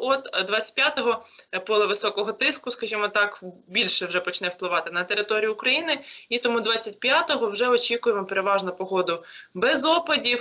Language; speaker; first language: Ukrainian; native; Ukrainian